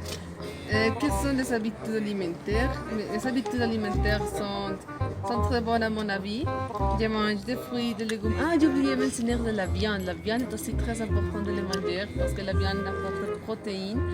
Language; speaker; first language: French; non-native, learner; Spanish